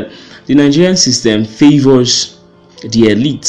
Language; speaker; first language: English; non-native, local second language; Yoruba